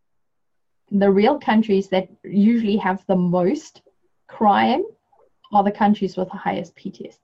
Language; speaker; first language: English; native; English